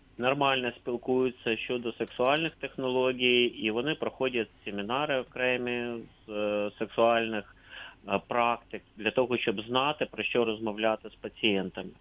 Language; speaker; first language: Ukrainian; native; Ukrainian